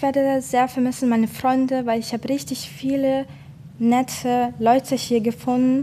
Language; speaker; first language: German; non-native, fluent; Ukrainian